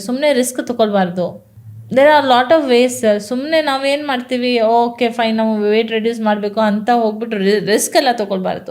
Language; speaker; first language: Kannada; non-native, local second language; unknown